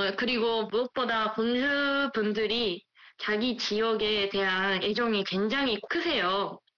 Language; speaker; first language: Korean; non-native, fluent; Japanese